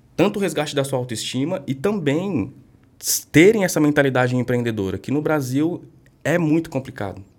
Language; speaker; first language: Portuguese; native; Portuguese